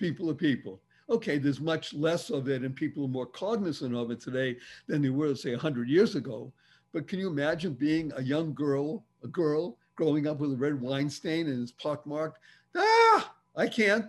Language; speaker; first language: English; native; English